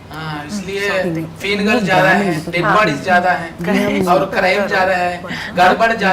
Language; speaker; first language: Hindi; non-native, local second language; Telugu